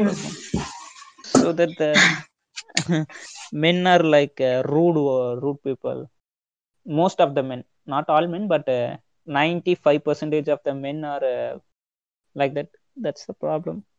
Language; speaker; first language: English; non-native, local second language; Tamil